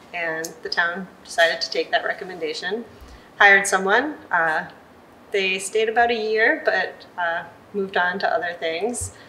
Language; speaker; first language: English; native; English